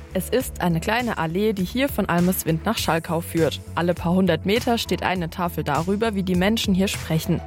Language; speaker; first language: German; native; German